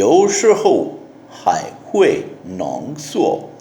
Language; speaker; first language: Chinese; non-native, learner; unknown